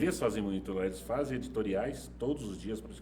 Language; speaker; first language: Portuguese; native; Portuguese